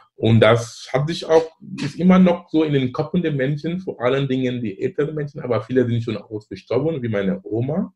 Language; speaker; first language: German; non-native, fluent; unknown